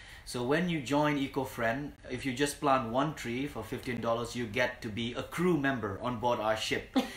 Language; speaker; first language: English; non-native, local second language; Khasi